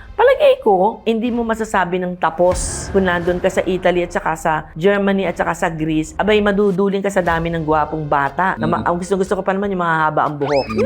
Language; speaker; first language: Filipino; native; Filipino